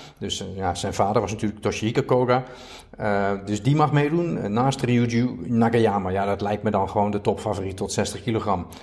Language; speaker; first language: Dutch; native; Dutch